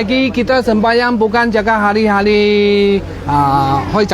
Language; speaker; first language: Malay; non-native, local second language; Cantonese